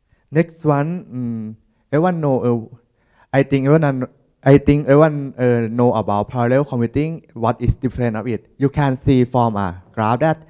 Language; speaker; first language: English; non-native, learner; Thai